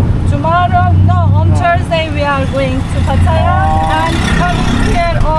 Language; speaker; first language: English; non-native, learner; Turkish